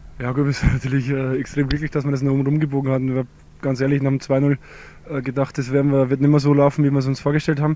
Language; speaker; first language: German; native; German